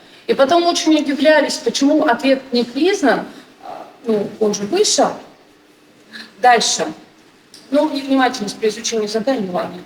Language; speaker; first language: Russian; native; Russian